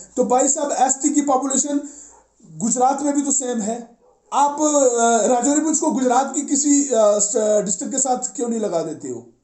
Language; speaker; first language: Hindi; non-native, local second language; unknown